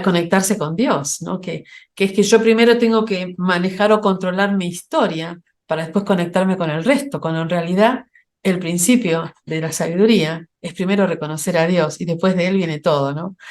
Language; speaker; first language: Spanish; native; Spanish